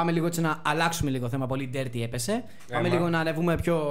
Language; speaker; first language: Greek; native; Greek